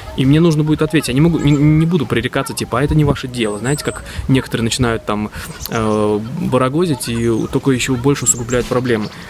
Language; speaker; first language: Russian; native; Russian